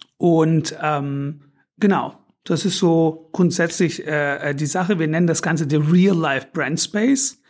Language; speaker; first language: German; early bilingual, other home language; Turkish